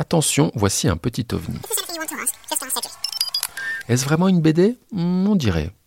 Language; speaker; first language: French; native; French